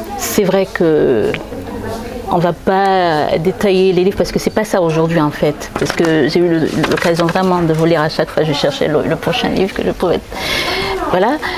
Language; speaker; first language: French; non-native, local second language; Haitian Creole